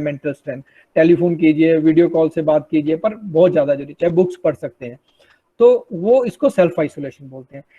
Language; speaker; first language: Hindi; non-native, local second language; Punjabi